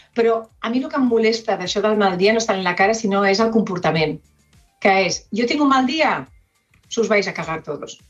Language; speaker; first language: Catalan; non-native, local second language; Spanish